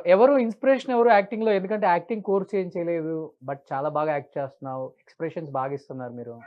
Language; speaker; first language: Telugu; native; Telugu